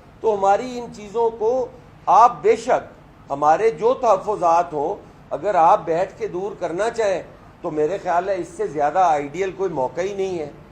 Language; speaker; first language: Urdu; non-native, local second language; Punjabi